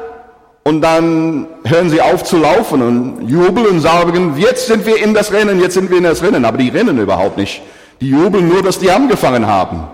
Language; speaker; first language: German; non-native, fluent; English